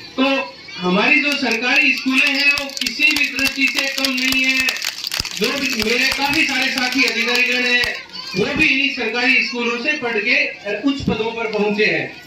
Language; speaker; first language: Hindi; native; Hindi